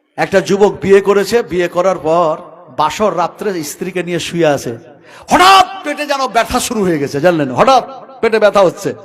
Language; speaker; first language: Bangla; non-native, local second language; Hindi